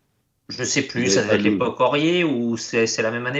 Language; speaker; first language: French; native; French